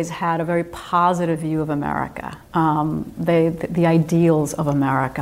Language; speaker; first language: English; early bilingual, other home language; Spanish